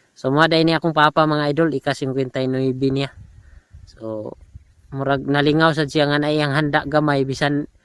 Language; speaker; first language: Cebuano; non-native, local second language; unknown